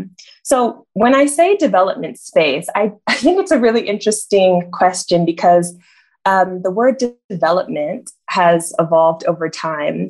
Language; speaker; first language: English; native; English